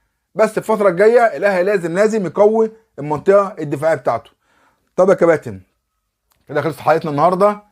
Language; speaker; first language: Arabic; native; Arabic